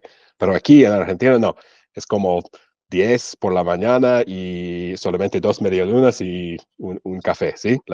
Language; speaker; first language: Spanish; non-native, learner; English